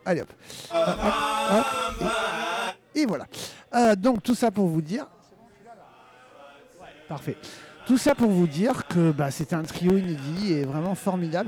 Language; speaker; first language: French; native; French